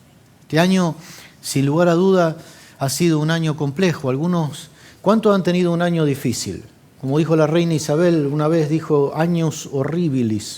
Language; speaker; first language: Spanish; native; Spanish